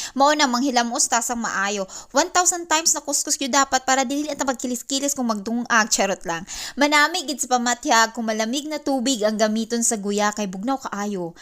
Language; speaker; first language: Cebuano; non-native, local second language; Hiligaynon